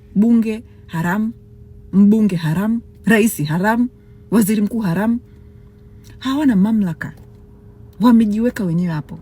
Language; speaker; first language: Swahili; native; Swahili